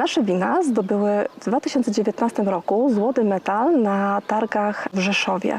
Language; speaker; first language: Polish; native; Polish